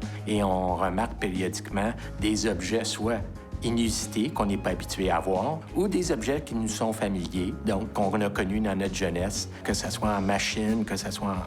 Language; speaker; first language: French; native; French